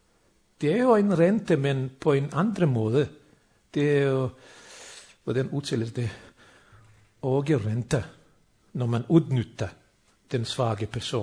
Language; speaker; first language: Danish; non-native, fluent; Bosnian